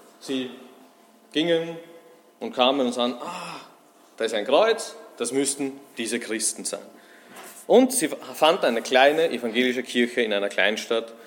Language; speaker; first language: German; native; German